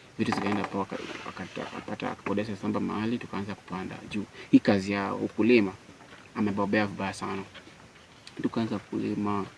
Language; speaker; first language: Swahili; non-native, local second language; Luo (Kenya and Tanzania)